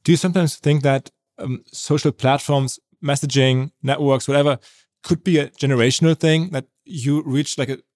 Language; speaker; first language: English; non-native, fluent; German